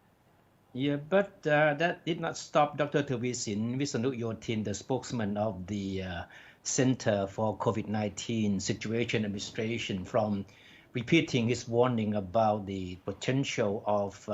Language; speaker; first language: English; non-native, fluent; Thai